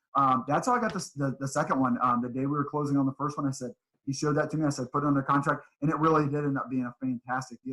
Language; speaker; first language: English; native; English